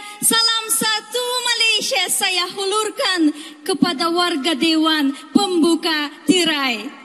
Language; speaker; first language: Malay; non-native, fluent; Uzbek